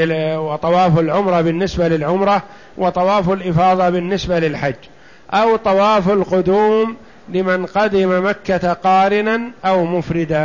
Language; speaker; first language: Arabic; native; Arabic